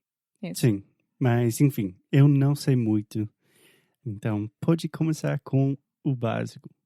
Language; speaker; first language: Portuguese; non-native, fluent; English